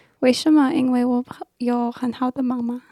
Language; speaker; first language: Chinese; non-native, learner; English